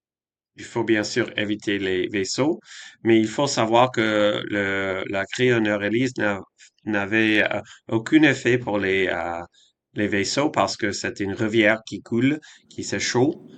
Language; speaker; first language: French; non-native, fluent; English